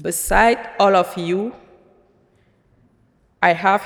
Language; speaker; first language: English; non-native, local second language; French